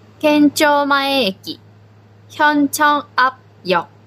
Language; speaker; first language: Japanese; non-native, fluent; Korean